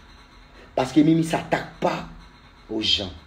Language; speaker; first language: French; native; French